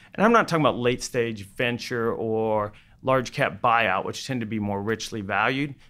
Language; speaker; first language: English; native; English